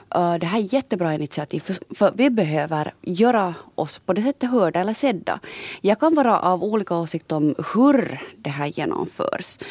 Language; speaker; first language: Swedish; native; Swedish